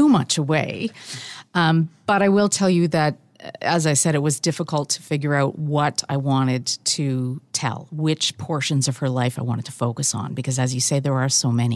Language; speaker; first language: English; native; English